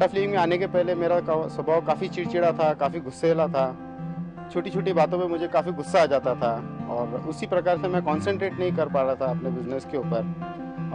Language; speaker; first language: Hindi; native; Hindi